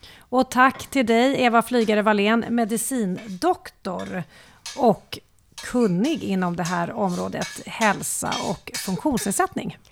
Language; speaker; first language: Swedish; native; Swedish